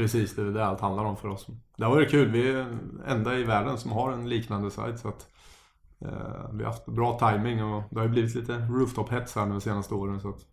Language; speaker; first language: Swedish; native; Swedish